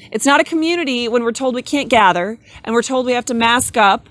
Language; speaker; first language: English; native; English